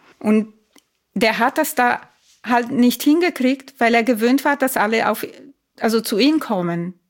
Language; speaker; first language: German; non-native, fluent; Italian